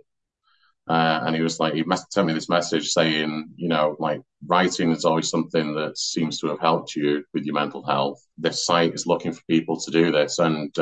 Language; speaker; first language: English; native; English